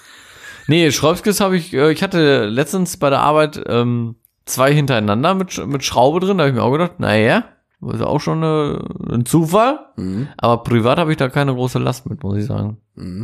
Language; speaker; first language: German; native; German